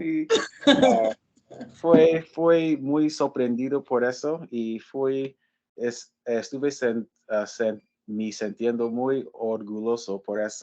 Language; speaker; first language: Spanish; non-native, learner; English